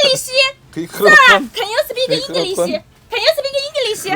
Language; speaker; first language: English; non-native, learner; Chinese